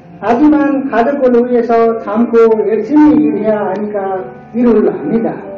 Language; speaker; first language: Korean; non-native, learner; Nepali